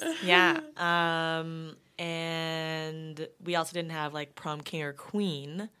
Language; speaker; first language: English; native; English